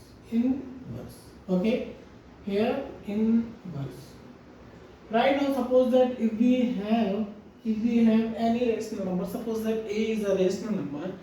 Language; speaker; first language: English; non-native, local second language; Hindi